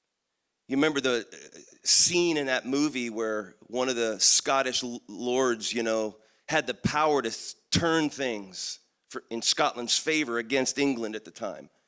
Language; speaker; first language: English; native; English